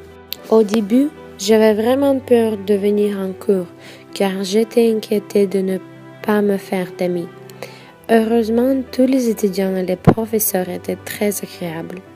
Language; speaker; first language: French; non-native, fluent; Russian